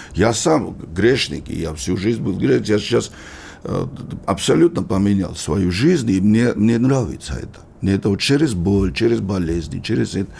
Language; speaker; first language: Russian; non-native, local second language; Georgian